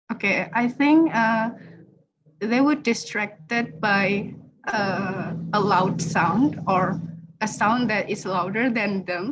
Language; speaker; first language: English; non-native, learner; Indonesian